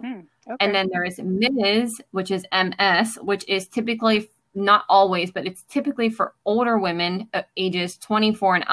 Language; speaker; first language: English; native; English